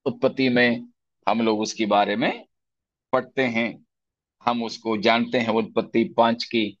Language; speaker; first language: Hindi; non-native, local second language; Malayalam